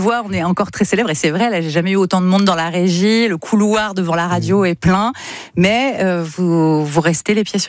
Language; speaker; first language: French; native; French